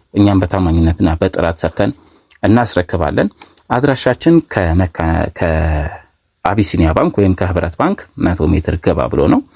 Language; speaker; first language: Amharic; native; Amharic